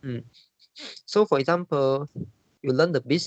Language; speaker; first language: English; non-native, fluent; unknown